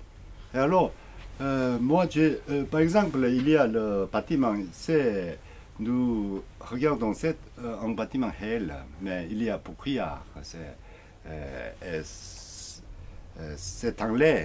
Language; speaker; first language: French; non-native, learner; Korean